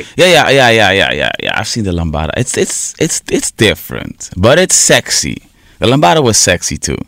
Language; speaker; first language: English; early bilingual, heritage; Portuguese